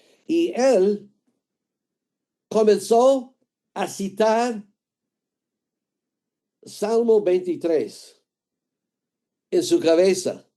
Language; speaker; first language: Spanish; non-native, fluent; English